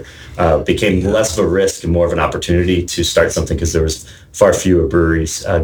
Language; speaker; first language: English; native; English